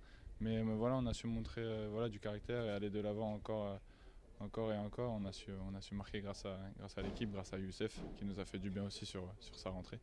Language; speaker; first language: French; native; French